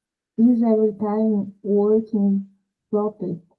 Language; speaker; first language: English; non-native, learner; Portuguese